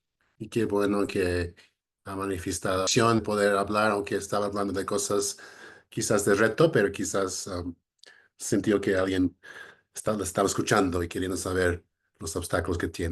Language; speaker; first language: Spanish; non-native, fluent; English